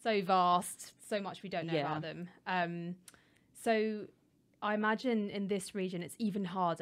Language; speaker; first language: English; native; English